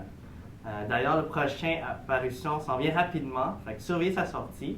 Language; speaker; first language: French; native; French